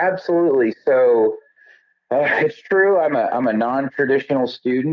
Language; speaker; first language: English; native; English